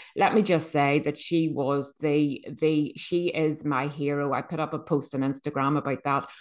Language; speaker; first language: English; native; English